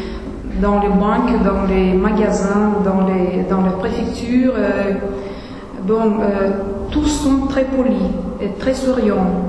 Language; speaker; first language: French; non-native, fluent; Russian